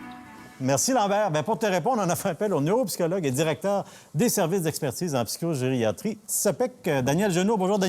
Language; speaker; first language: French; native; French